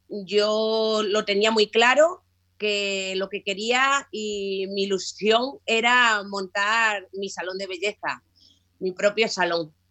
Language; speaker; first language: Spanish; native; Spanish